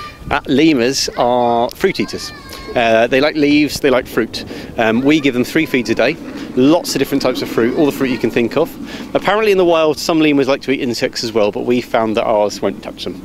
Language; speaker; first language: English; native; English